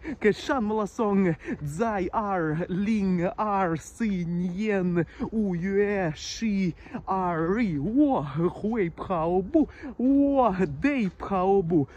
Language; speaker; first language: Chinese; non-native, learner; Russian